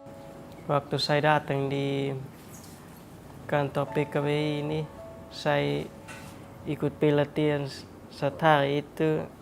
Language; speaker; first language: Indonesian; non-native, local second language; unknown